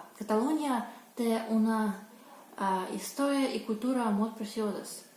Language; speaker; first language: Catalan; non-native, learner; Russian